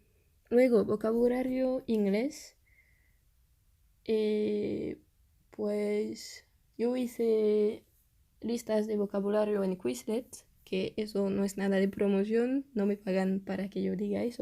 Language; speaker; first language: Spanish; non-native, fluent; French